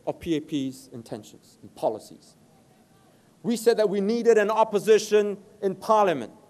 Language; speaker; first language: English; native; English